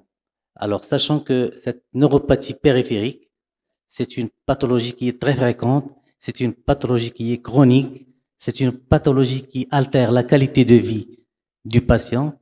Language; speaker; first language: French; non-native, local second language; Arabic